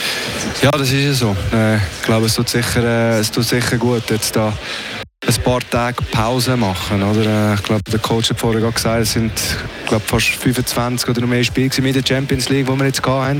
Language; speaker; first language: German; native; German